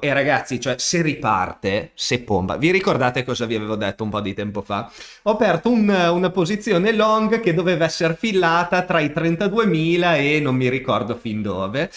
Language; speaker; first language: Italian; native; Italian